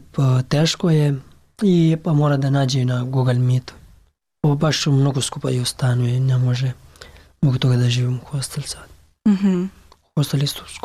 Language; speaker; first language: Serbian; non-native, learner; Pashto